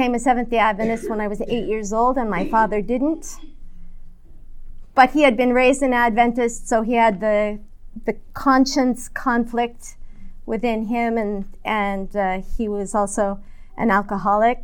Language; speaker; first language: English; native; English